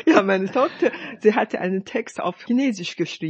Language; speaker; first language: German; non-native, fluent; Hakka Chinese